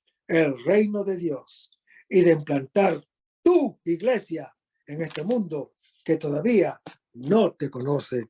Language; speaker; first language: Spanish; native; Spanish